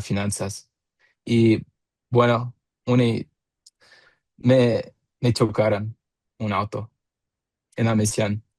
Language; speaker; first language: Spanish; non-native, learner; English